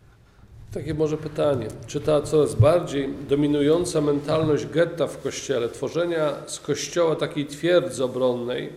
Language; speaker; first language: Polish; native; Polish